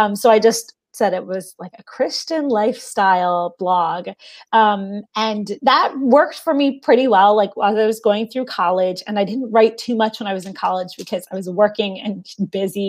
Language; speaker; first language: English; native; English